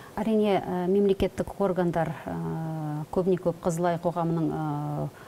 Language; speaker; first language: Kazakh; native; Kazakh